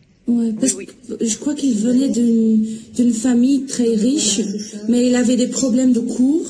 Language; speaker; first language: French; non-native, learner; English